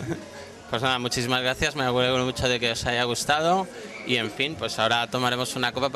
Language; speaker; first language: Spanish; native; Spanish